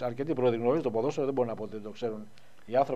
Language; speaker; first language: Greek; native; Greek